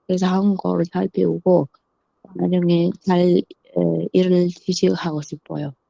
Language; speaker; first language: Korean; non-native, learner; Uzbek